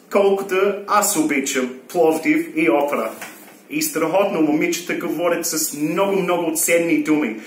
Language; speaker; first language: Bulgarian; non-native, learner; English